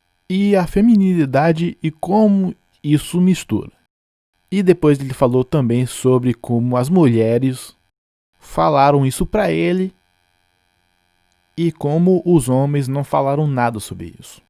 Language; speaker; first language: Portuguese; non-native, fluent; English